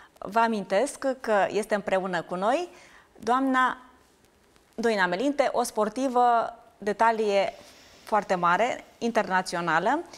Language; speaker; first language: Romanian; native; Romanian